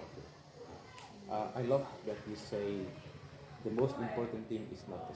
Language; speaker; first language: English; non-native, learner; Indonesian